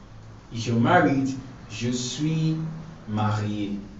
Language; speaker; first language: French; non-native, fluent; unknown